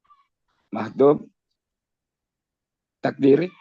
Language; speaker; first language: Arabic; non-native, learner; Indonesian